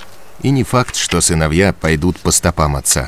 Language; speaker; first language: Russian; native; Russian